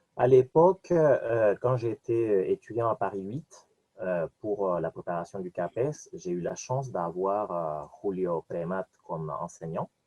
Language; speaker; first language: French; non-native, fluent; Spanish